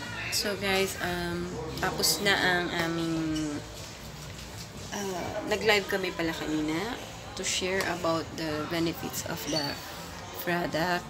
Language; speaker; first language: English; non-native, local second language; Filipino